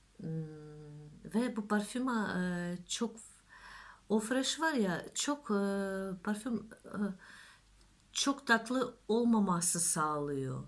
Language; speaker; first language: Turkish; non-native, learner; Russian